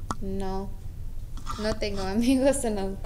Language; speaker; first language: Spanish; non-native, learner; English